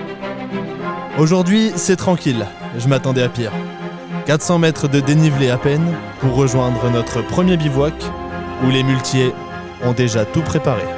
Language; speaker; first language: French; native; French